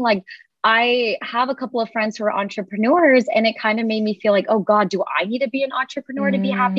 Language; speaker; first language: English; native; English